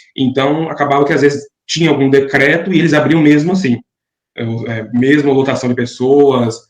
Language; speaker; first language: Portuguese; native; Portuguese